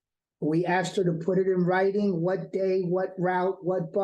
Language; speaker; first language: English; native; English